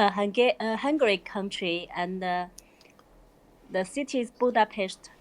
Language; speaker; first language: English; non-native, learner; Hungarian